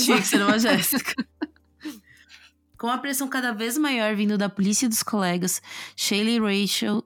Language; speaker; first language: Portuguese; native; Portuguese